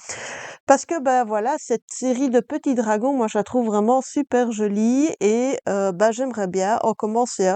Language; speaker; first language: French; native; French